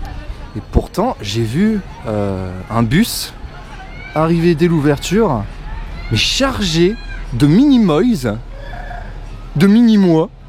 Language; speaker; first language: French; native; French